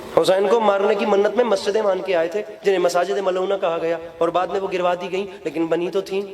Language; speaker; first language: Urdu; non-native, local second language; Punjabi